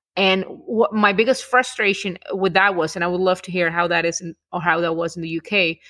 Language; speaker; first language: English; non-native, fluent; Czech